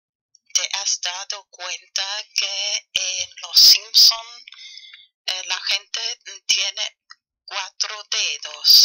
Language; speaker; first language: Spanish; non-native, fluent; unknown